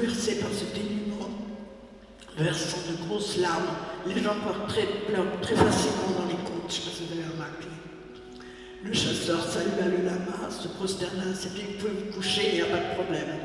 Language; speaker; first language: French; native; French